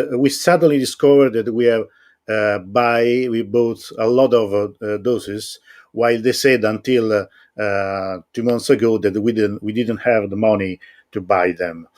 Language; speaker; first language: English; non-native, fluent; Italian